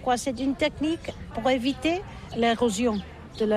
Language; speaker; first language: French; non-native, learner; Catalan